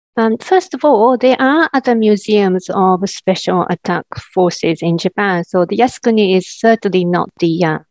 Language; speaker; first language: English; non-native, fluent; Japanese